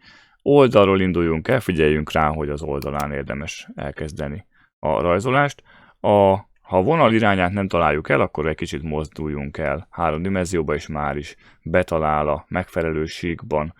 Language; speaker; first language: Hungarian; native; Hungarian